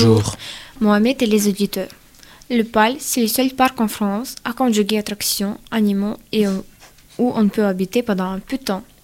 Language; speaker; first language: French; non-native, learner; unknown